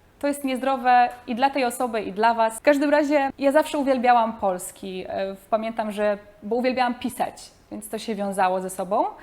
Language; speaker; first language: Polish; native; Polish